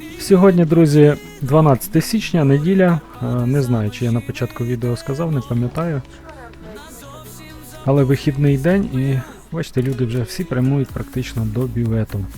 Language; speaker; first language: Ukrainian; native; Ukrainian